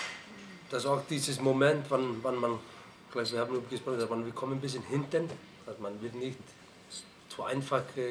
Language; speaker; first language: German; non-native, fluent; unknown